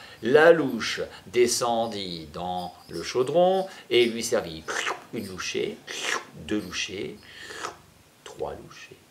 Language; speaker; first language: French; native; French